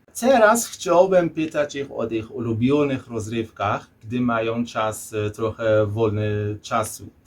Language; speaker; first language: Polish; non-native, learner; Persian